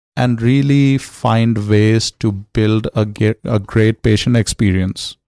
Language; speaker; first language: English; non-native, local second language; Hindi